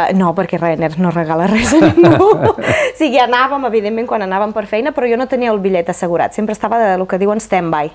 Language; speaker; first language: Catalan; non-native, fluent; Romanian